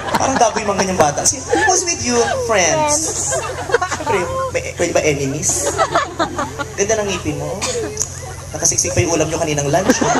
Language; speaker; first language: Filipino; native; Filipino